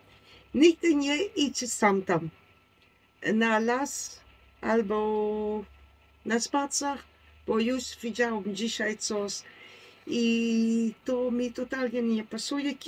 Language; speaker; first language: Polish; non-native, learner; Dutch